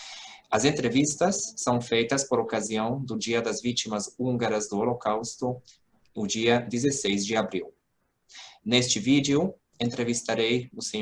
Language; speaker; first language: Portuguese; non-native, fluent; Hungarian